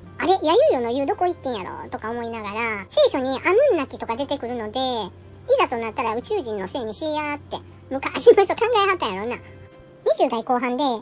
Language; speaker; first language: Japanese; native; Japanese